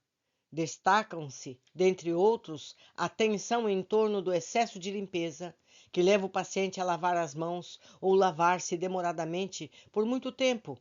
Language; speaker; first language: Portuguese; native; Portuguese